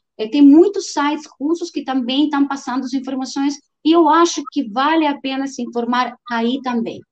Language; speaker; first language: Portuguese; non-native, fluent; Russian